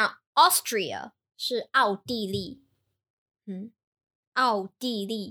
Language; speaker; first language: Chinese; native; Chinese